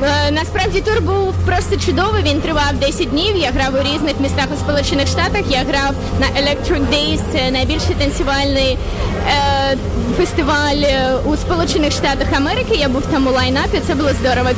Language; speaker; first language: Ukrainian; native; Ukrainian